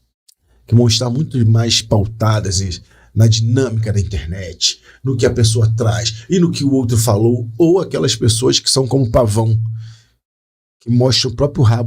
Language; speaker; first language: Portuguese; native; Portuguese